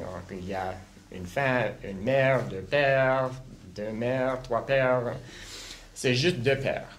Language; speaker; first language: French; non-native, local second language; English